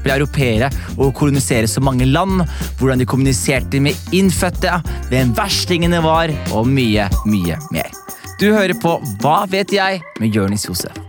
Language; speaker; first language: Norwegian; early bilingual, other home language; Somali